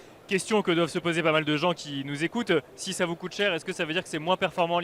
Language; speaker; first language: French; native; French